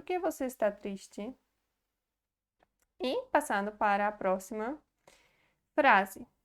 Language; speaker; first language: Portuguese; non-native, fluent; Polish